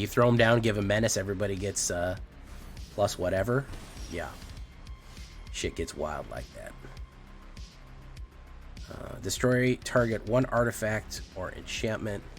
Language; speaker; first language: English; native; English